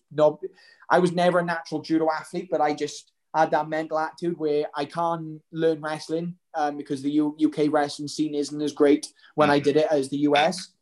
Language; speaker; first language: English; native; English